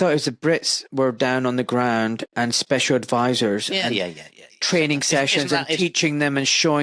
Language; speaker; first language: English; native; English